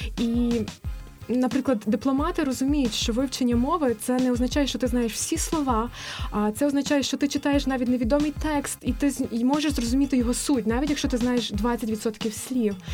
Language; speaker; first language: Ukrainian; native; Ukrainian